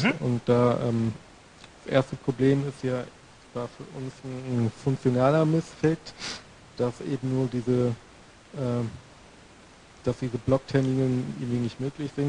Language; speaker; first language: German; native; German